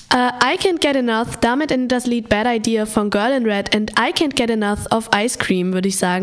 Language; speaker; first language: German; native; German